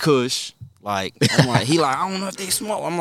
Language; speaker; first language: English; early bilingual, other home language; Korean